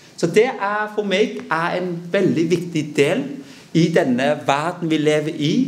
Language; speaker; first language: Norwegian; early bilingual, other home language; Vietnamese